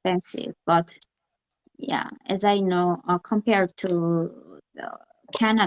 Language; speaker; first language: English; non-native, learner; Korean